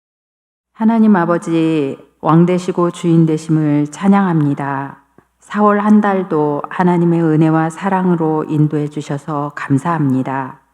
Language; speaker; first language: Korean; native; Korean